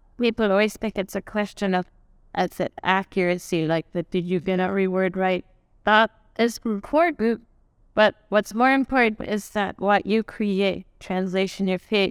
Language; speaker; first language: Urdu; non-native, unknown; English